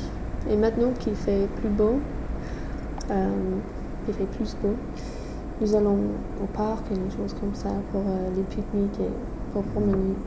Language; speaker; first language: French; non-native, fluent; English